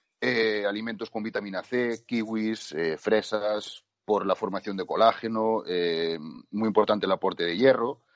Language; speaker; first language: Spanish; native; Spanish